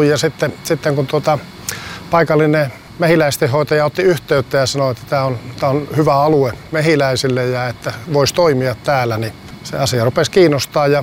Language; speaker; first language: Finnish; native; Finnish